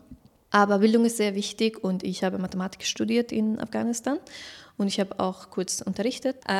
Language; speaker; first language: German; non-native, fluent; Persian